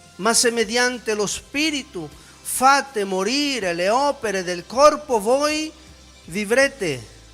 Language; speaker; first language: Italian; non-native, fluent; Spanish